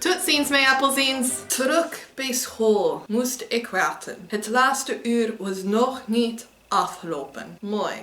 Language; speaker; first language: Dutch; non-native, learner; English